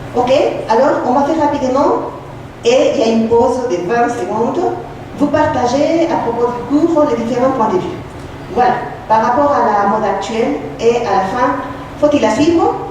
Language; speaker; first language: French; non-native, fluent; Spanish